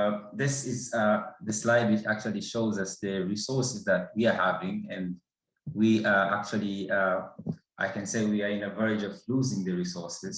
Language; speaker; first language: English; non-native, local second language; Swahili